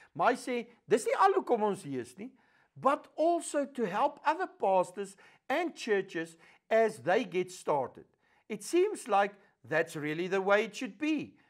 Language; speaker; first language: English; non-native, local second language; Afrikaans